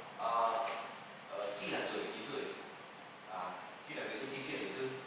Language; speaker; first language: Chinese; non-native, fluent; Vietnamese